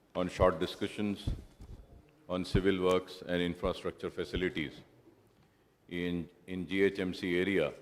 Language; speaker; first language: English; non-native, local second language; Urdu